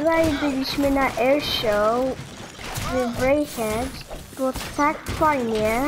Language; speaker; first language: Polish; early bilingual, heritage; Polish